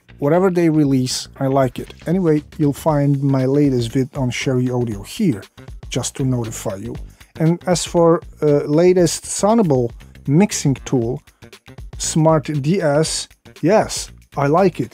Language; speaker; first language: English; non-native, fluent; Polish